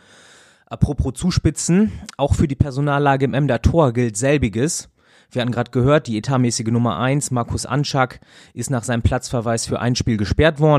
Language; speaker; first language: German; native; German